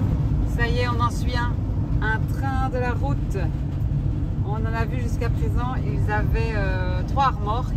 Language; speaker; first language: French; native; French